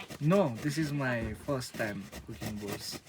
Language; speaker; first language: English; non-native, learner; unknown